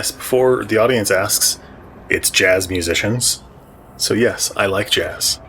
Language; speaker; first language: English; native; English